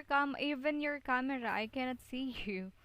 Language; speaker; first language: English; non-native, local second language; Filipino